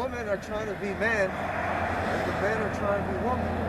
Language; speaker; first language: English; native; English